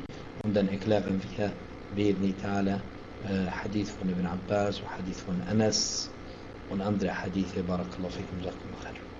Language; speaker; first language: German; non-native, fluent; Arabic